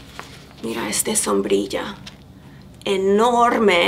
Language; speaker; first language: Spanish; non-native, fluent; English